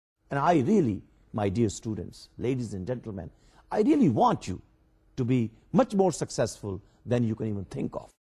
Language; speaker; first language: English; non-native, local second language; Urdu